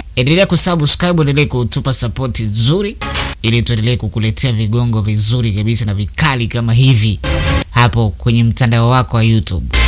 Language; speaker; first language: Swahili; native; Swahili